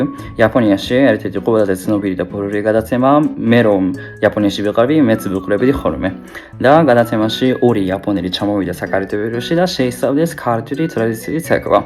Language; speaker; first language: Georgian; non-native, fluent; Japanese